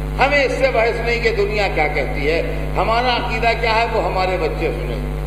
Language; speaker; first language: Urdu; native; Urdu